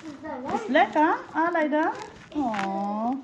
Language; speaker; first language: German; non-native, learner; Filipino